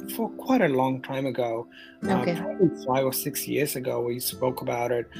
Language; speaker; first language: English; non-native, local second language; Tamil